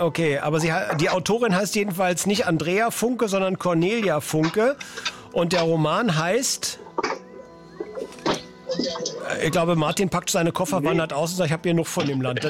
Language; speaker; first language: German; native; German